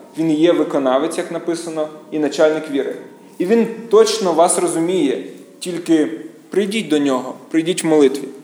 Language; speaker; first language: Ukrainian; native; Ukrainian